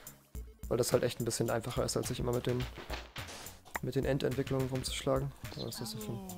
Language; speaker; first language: German; native; German